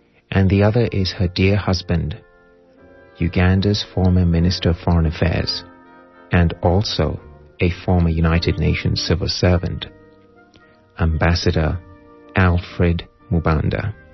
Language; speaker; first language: English; non-native, local second language; Ganda